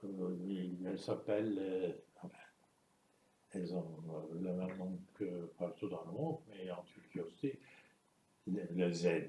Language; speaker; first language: French; non-native, fluent; Turkish